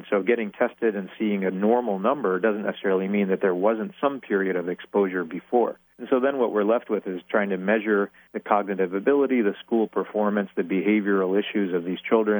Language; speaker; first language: English; native; English